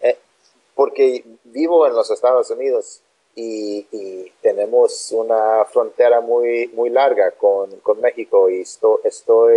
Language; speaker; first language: Spanish; non-native, learner; English